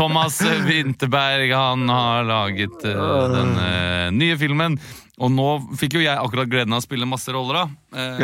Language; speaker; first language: Norwegian; native; Norwegian